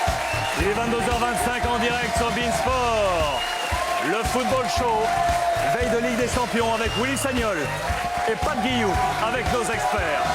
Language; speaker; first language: French; native; French